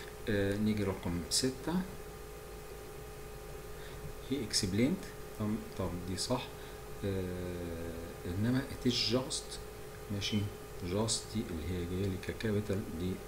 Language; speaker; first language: Arabic; native; Arabic